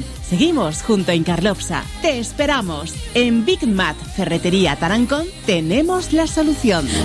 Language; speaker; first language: Spanish; native; Spanish